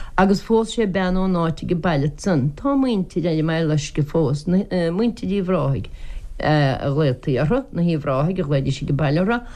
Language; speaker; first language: Irish; native; Irish